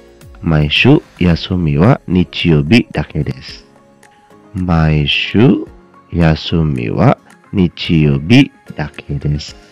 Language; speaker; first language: Japanese; non-native, fluent; Indonesian